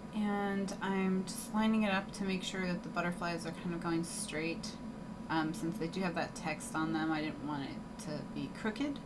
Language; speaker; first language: English; native; English